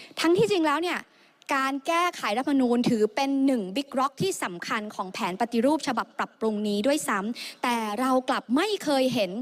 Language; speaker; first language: Thai; native; Thai